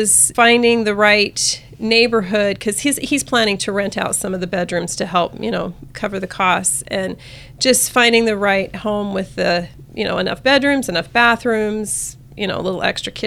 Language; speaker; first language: English; native; English